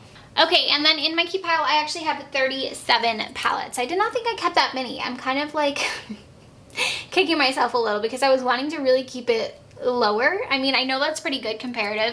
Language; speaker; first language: English; native; English